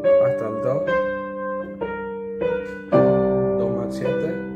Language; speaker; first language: Spanish; native; Spanish